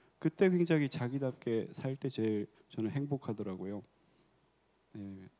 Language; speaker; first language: Korean; native; Korean